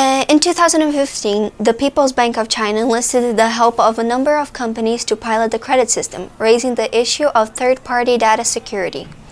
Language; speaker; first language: English; non-native, fluent; Portuguese